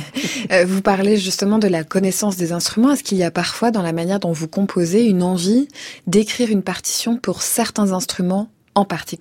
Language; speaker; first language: French; native; French